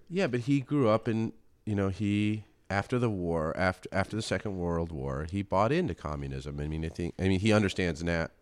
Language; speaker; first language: English; native; English